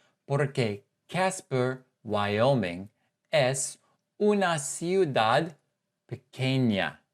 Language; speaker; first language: Spanish; non-native, fluent; English